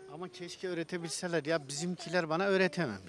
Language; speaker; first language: Turkish; native; Turkish